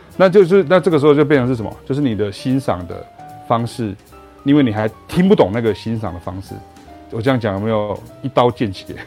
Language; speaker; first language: Chinese; native; Chinese